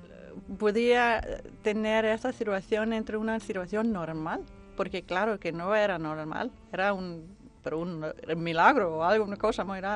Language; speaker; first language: Spanish; non-native, fluent; Danish